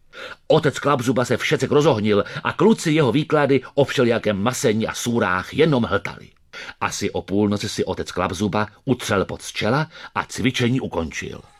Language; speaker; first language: Czech; native; Czech